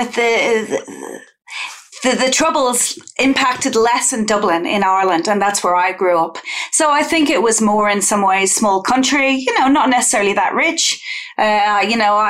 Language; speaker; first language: English; native; English